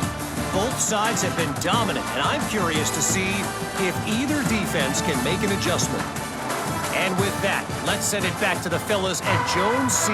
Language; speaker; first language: English; native; English